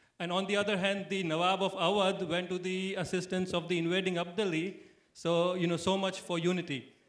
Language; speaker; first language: English; non-native, local second language; Gujarati